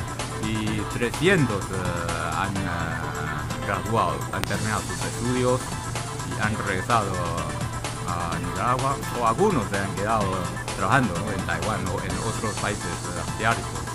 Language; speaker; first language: Spanish; non-native, fluent; Chinese